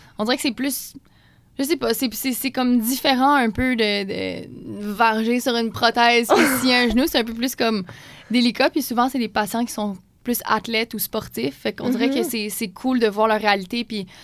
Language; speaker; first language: French; native; French